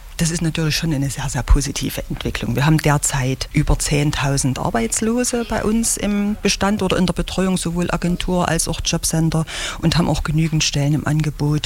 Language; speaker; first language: German; native; German